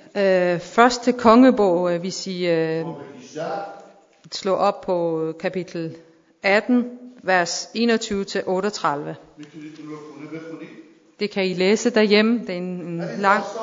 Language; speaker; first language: Danish; non-native, fluent; Persian